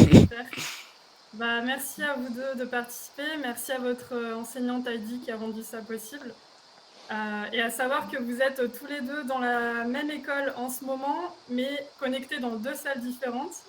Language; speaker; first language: French; native; French